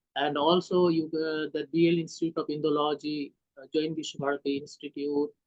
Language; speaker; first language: English; non-native, local second language; Hindi